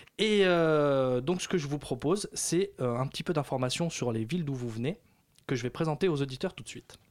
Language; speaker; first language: French; native; French